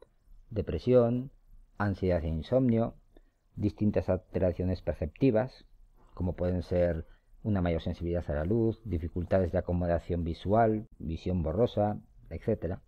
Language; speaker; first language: Spanish; native; Spanish